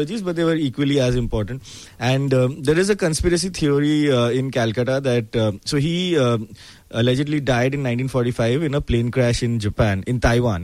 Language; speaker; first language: English; non-native, local second language; Bangla